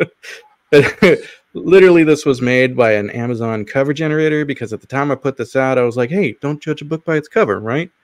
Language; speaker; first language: English; native; English